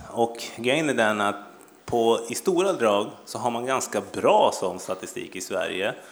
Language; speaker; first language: Swedish; early bilingual, other home language; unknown